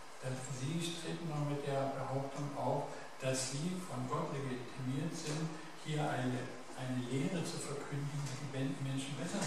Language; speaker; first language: German; native; German